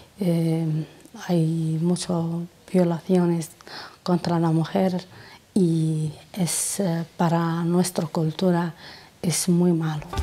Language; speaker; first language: Spanish; non-native, learner; Arabic